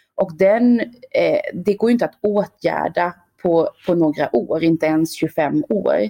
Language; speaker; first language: Swedish; native; Swedish